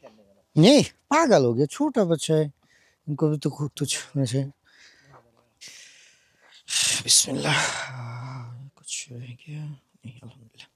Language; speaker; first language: Hindi; non-native, learner; Bangla